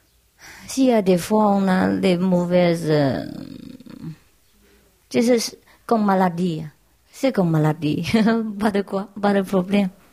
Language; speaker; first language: French; non-native, learner; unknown